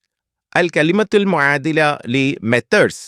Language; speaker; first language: Arabic; non-native, fluent; Malayalam